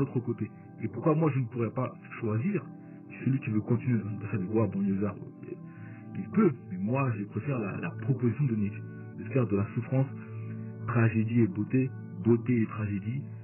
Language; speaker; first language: French; native; French